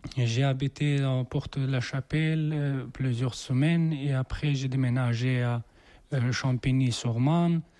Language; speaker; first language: French; non-native, learner; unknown